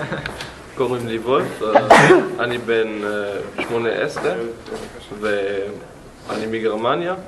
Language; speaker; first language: Hebrew; non-native, learner; German